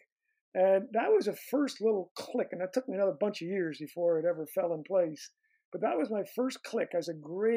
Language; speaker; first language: English; native; English